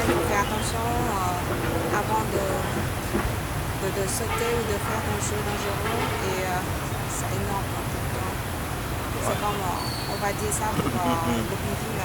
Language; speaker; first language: French; non-native, learner; Vietnamese